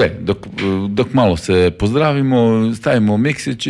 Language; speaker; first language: Serbian; native; Serbian